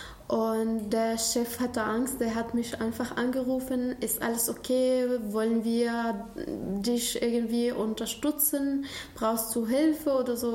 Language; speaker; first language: German; non-native, learner; Arabic